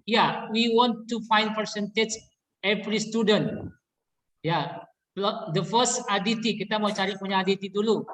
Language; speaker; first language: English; non-native, learner; Indonesian